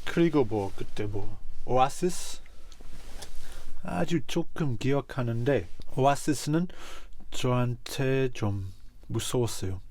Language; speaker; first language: Korean; non-native, fluent; English